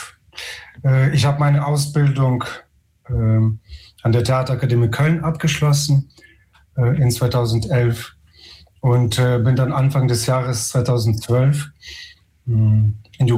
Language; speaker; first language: German; non-native, fluent; Ukrainian